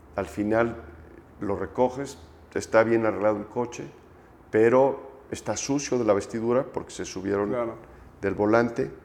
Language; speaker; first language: Spanish; native; Spanish